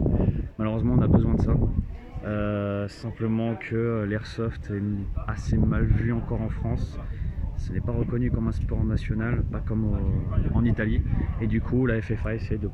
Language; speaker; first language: French; native; French